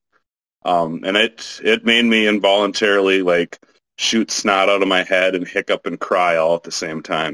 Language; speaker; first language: English; native; English